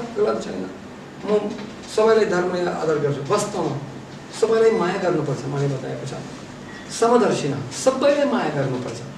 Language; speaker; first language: Nepali; non-native, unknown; Russian